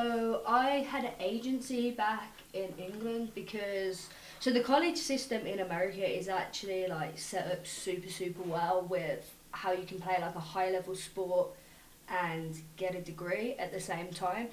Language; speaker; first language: English; native; English